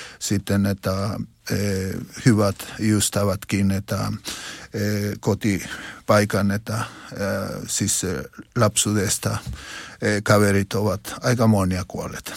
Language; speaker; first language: Finnish; non-native, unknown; Spanish